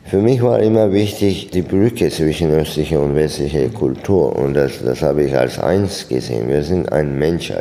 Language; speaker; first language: German; non-native, fluent; Turkish